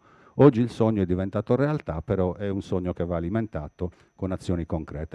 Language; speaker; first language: Italian; native; Italian